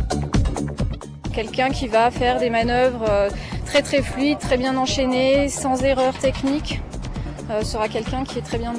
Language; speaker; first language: French; native; French